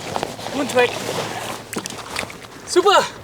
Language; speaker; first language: German; non-native, learner; Dutch